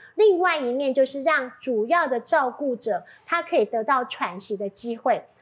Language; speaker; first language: Chinese; native; Chinese